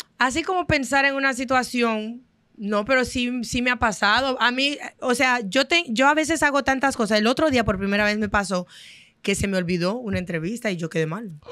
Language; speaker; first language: Spanish; non-native, fluent; Haitian Creole